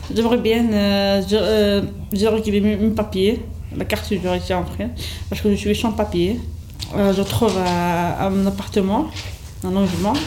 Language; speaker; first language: French; non-native, local second language; Kabyle